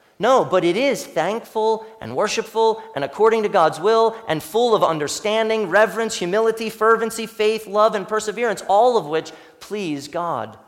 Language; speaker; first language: English; native; English